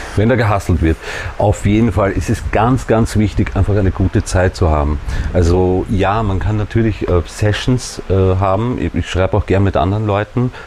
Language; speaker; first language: German; native; German